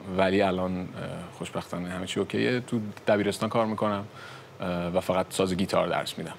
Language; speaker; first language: Persian; native; Persian